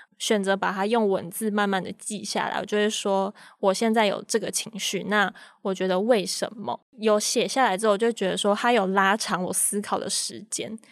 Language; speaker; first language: Chinese; native; Chinese